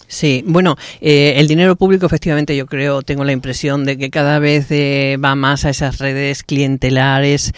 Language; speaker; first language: Spanish; native; Spanish